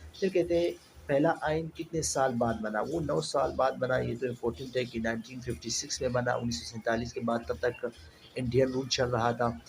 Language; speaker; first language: Urdu; non-native, local second language; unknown